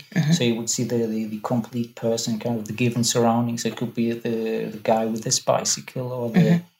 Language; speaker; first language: English; non-native, fluent; German